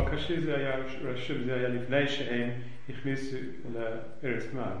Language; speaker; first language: Hebrew; non-native, learner; English